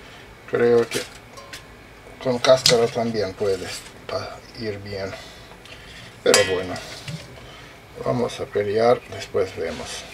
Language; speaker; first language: Spanish; non-native, fluent; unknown